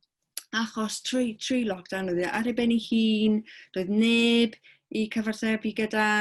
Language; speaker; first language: Welsh; non-native, fluent; English